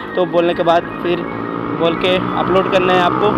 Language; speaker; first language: Hindi; native; Hindi